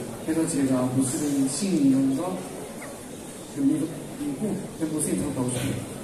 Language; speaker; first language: Korean; non-native, learner; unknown